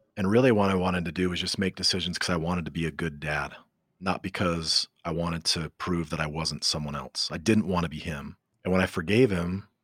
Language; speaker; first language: English; native; English